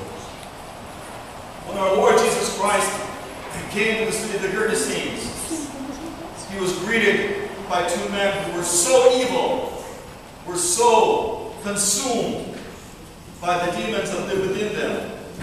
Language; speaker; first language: English; early bilingual, other home language; Russian